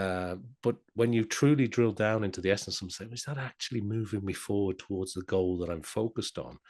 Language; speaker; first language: English; native; English